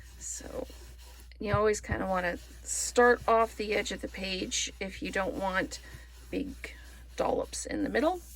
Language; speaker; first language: English; native; English